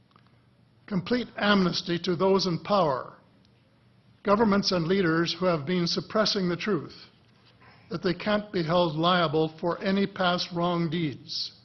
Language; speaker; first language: English; native; English